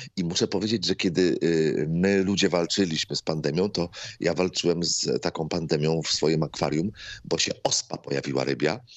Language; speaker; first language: Polish; native; Polish